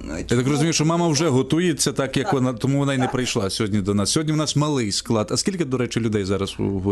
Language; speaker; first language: Ukrainian; native; Ukrainian